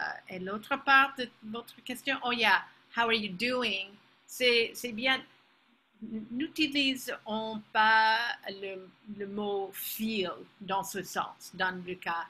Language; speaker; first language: French; non-native, fluent; English